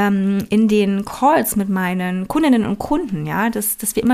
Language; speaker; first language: German; native; German